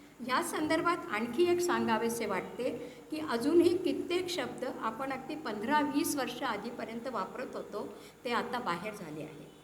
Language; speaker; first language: Marathi; early bilingual, heritage; Marathi